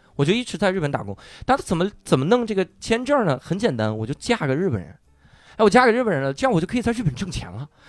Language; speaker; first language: Chinese; native; Chinese